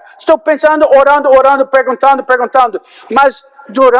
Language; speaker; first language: Portuguese; non-native, fluent; English